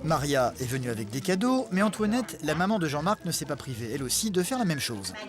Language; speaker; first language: French; native; French